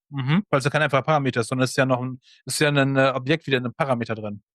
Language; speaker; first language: German; native; German